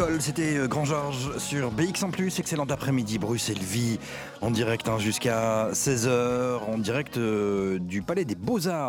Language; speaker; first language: French; native; French